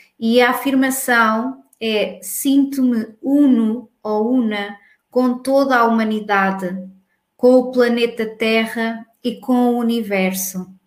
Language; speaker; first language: Portuguese; native; Portuguese